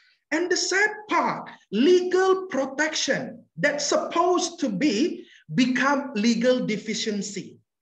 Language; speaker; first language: English; non-native, local second language; Malay